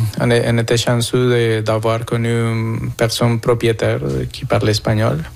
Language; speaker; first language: French; non-native, fluent; Spanish